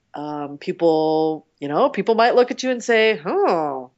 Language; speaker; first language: English; native; English